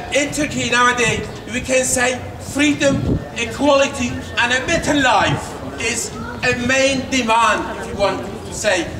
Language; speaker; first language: English; non-native, fluent; Persian